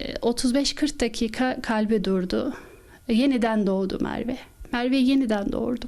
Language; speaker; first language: Turkish; native; Turkish